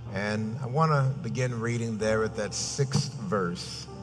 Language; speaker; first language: English; native; English